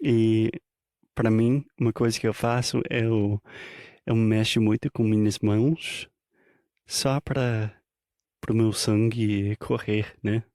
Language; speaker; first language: Portuguese; non-native, fluent; English